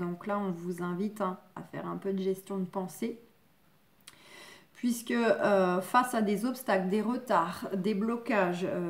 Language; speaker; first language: French; native; French